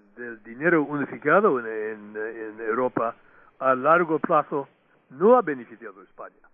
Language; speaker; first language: Spanish; non-native, fluent; English